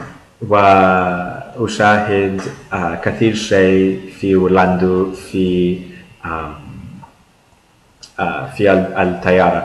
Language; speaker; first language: Arabic; non-native, learner; English